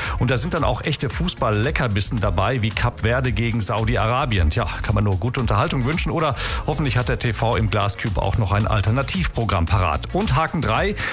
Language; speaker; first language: German; native; German